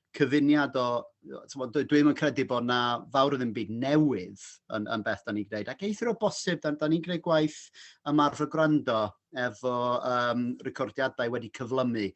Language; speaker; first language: Welsh; non-native, local second language; English